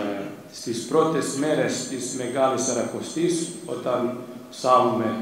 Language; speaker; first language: Greek; non-native, fluent; Serbian